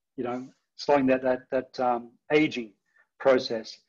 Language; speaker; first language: English; native; English